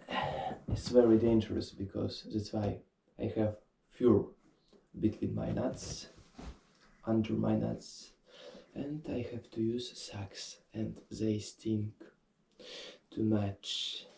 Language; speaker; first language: English; non-native, fluent; Russian